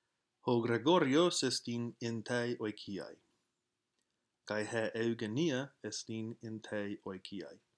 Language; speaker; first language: Greek; non-native, fluent; English